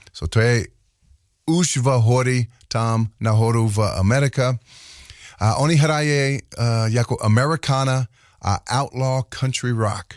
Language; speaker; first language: Czech; non-native, learner; English